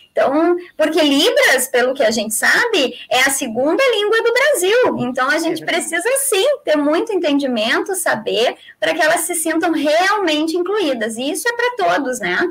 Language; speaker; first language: Portuguese; native; Portuguese